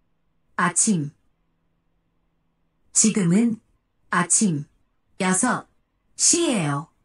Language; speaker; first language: Korean; non-native, learner; Japanese